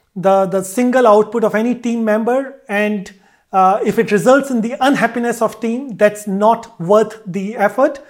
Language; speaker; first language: English; non-native, local second language; Hindi